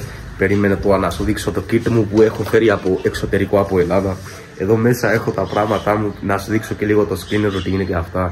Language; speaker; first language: Greek; early bilingual, other home language; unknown